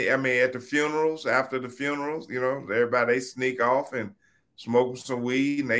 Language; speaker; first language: English; native; English